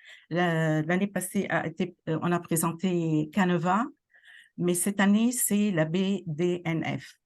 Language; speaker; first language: French; non-native, local second language; Arabic